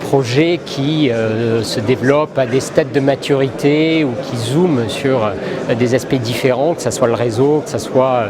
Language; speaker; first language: French; native; French